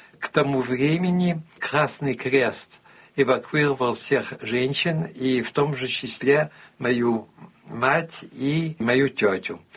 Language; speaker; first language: Russian; early bilingual, heritage; Russian